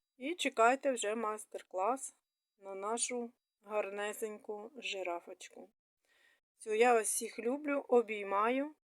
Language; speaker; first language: Ukrainian; non-native, local second language; Russian